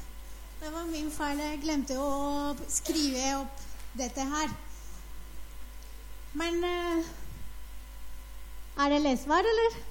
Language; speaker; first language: Norwegian; non-native, fluent; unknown